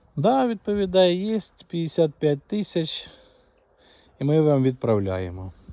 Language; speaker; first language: Ukrainian; native; Ukrainian